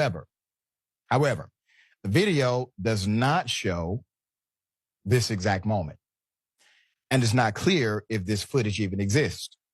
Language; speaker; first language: English; native; English